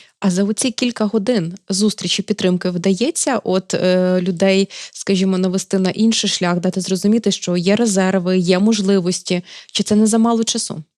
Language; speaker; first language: Ukrainian; native; Ukrainian